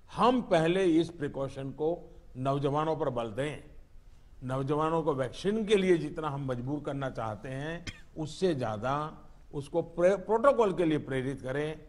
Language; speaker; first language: Hindi; non-native, local second language; Gujarati